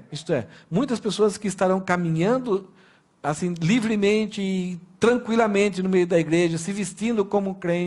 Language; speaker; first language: Portuguese; native; Portuguese